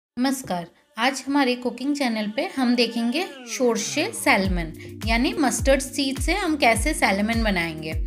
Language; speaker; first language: Hindi; non-native, local second language; Bangla